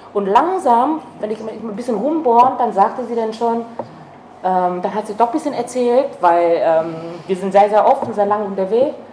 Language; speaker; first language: German; non-native, fluent; Vietnamese